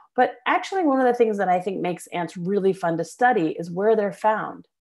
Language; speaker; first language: English; native; English